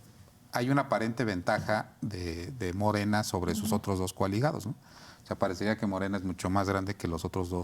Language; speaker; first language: Spanish; native; Spanish